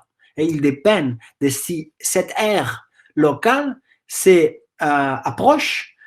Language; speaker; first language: French; non-native, fluent; Catalan